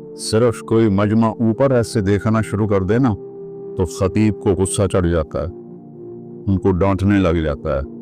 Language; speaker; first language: Urdu; non-native, local second language; Punjabi